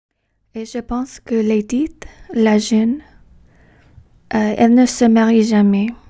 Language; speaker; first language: French; non-native, fluent; English